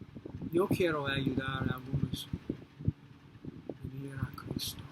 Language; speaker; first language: Spanish; non-native, fluent; English